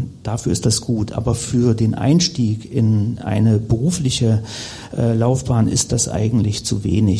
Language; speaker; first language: German; native; German